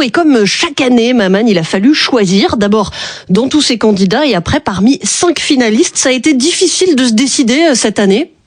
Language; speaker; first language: French; native; French